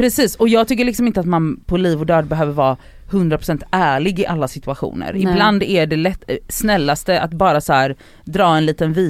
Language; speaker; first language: Swedish; native; Swedish